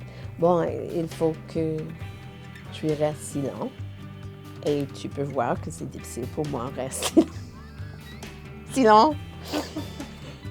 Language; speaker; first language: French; non-native, local second language; English